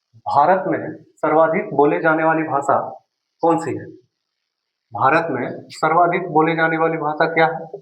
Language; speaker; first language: Hindi; native; Hindi